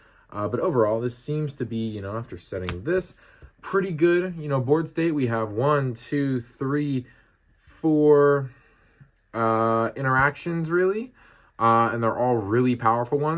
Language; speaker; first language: English; native; English